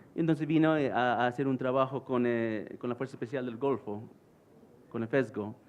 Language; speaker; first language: Spanish; early bilingual, heritage; English